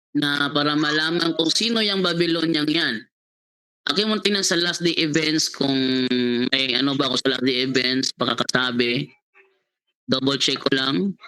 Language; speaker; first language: Filipino; non-native, local second language; Cebuano